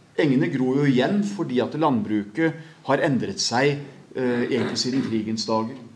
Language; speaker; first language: Norwegian; native; Norwegian